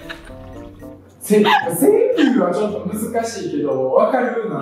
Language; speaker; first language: Japanese; early bilingual, other home language; Russian